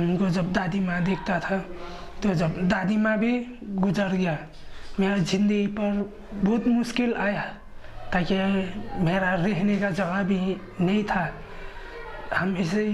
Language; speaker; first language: Hindi; non-native, local second language; Khasi